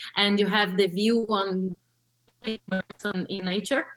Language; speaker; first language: English; early bilingual, other home language; Portuguese